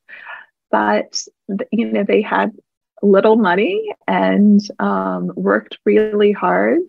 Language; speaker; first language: English; native; English